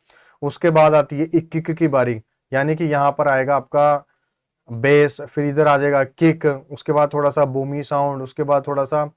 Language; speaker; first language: Hindi; native; Hindi